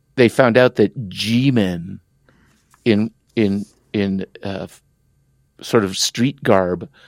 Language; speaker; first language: English; early bilingual, other home language; Spanish